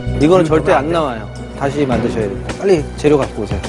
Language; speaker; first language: Korean; native; Korean